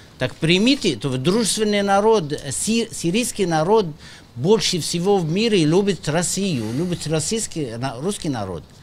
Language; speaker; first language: Russian; non-native, fluent; Arabic